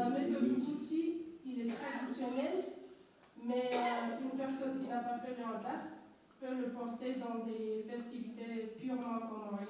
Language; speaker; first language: French; non-native, local second language; Comorian